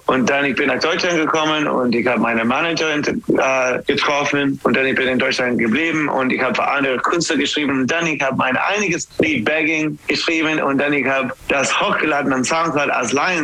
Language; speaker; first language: German; non-native, learner; English